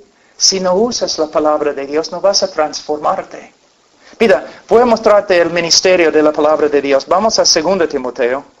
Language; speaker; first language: Spanish; non-native, fluent; English